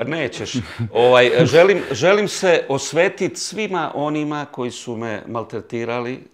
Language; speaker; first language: Croatian; native; Croatian